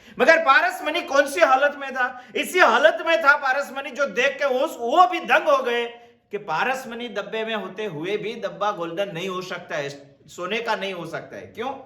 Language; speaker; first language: Hindi; non-native, local second language; Gujarati